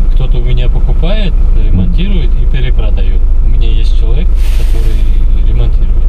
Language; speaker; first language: Russian; non-native, fluent; Uzbek